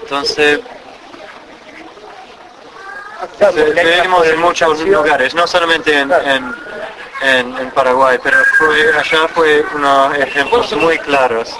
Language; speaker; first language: Spanish; non-native, fluent; English